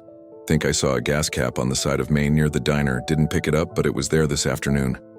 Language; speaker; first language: English; native; English